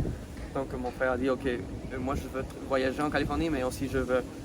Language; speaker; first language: French; non-native, fluent; Spanish